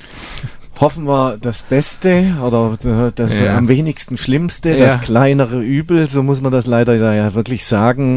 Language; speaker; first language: German; native; German